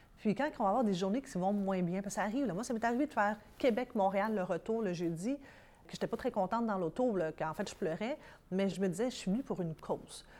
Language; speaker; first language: French; early bilingual, other home language; Arabic